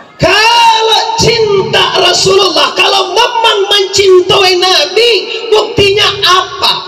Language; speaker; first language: Malay; non-native, local second language; Minangkabau